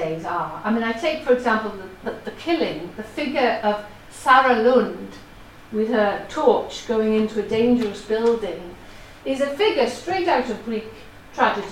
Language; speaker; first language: English; non-native, local second language; Welsh